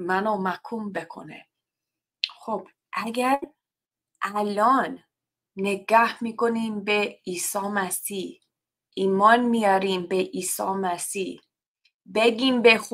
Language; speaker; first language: Persian; non-native, learner; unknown